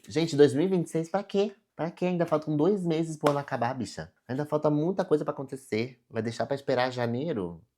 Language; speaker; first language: Portuguese; native; Portuguese